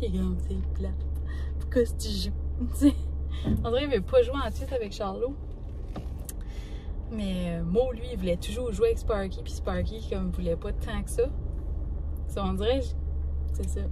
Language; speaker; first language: French; native; French